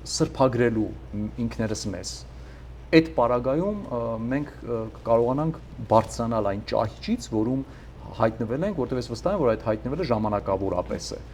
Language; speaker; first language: Armenian; native; Armenian